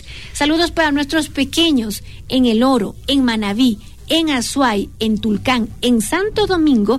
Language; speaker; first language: Spanish; native; Spanish